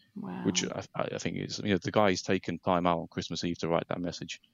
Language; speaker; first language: English; native; English